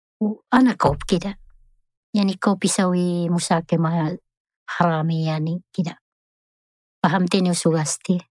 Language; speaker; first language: Arabic; non-native, learner; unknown